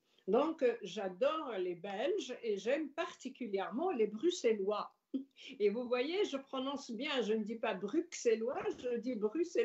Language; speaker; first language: French; non-native, local second language; Arabic